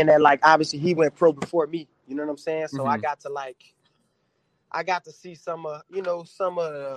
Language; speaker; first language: English; native; English